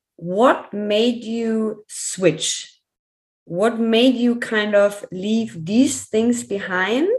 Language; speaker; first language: English; non-native, fluent; German